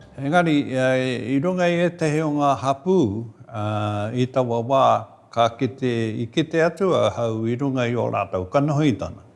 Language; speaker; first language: Māori; native; Māori